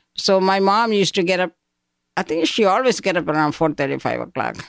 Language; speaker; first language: English; non-native, local second language; Malayalam